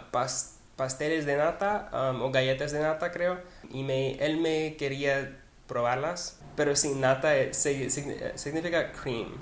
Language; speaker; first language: Spanish; non-native, learner; English